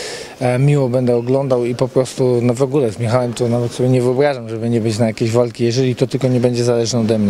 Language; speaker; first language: Polish; native; Polish